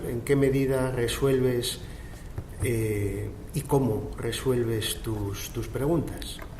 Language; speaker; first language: Spanish; native; Spanish